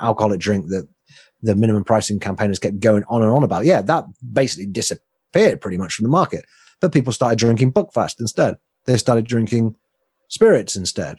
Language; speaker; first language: English; native; English